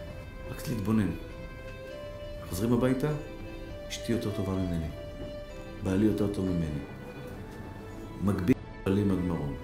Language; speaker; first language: Hebrew; native; Hebrew